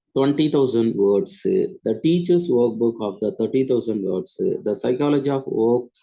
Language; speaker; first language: English; non-native, local second language; Tamil